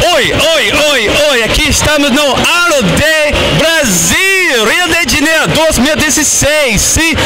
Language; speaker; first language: Portuguese; non-native, learner; English